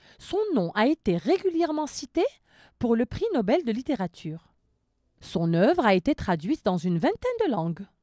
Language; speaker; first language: French; non-native, local second language; Arabic